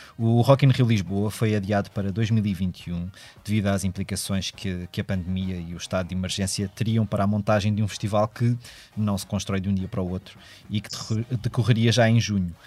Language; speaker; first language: Portuguese; native; Portuguese